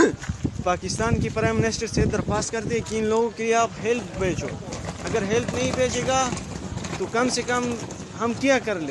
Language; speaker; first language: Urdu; non-native, local second language; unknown